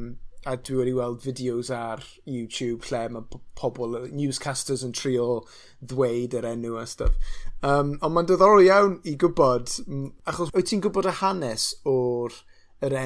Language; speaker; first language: Welsh; non-native, local second language; English